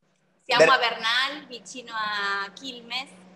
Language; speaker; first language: Italian; early bilingual, heritage; Spanish